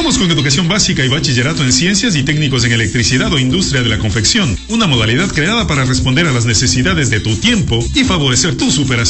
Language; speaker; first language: Spanish; native; Spanish